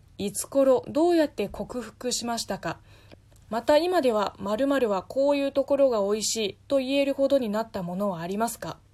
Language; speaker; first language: Japanese; non-native, fluent; Chinese